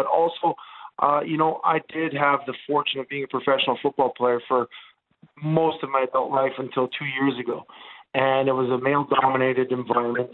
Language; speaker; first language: English; non-native, fluent; Italian